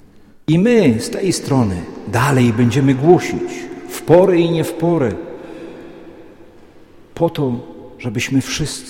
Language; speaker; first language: Polish; native; Polish